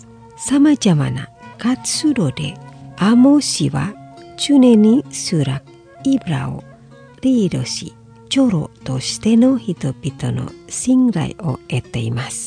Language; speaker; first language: Japanese; non-native, fluent; Indonesian